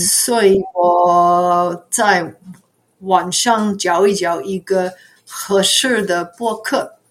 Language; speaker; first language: Chinese; non-native, fluent; English